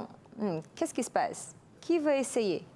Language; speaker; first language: French; non-native, fluent; Malay